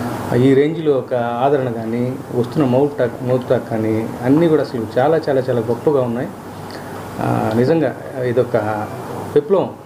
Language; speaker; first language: Telugu; native; Telugu